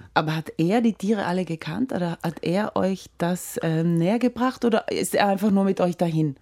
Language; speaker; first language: German; native; German